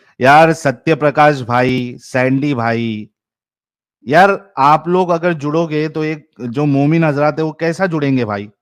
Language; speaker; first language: Hindi; native; Hindi